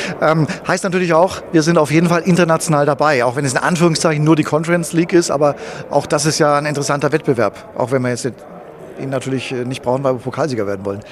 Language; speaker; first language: German; native; German